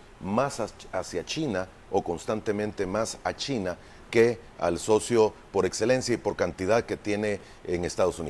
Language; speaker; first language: Spanish; native; Spanish